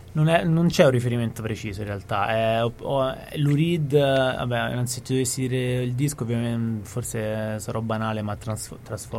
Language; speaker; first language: Italian; native; Italian